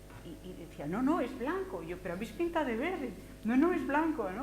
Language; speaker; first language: Spanish; native; Spanish